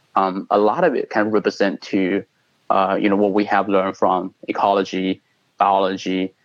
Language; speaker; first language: English; non-native, fluent; Chinese